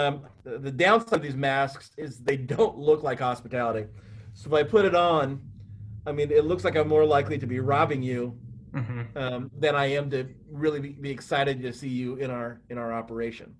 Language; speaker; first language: English; native; English